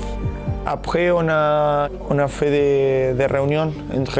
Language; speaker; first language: French; non-native, fluent; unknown